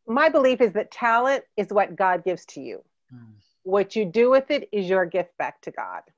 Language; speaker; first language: English; native; English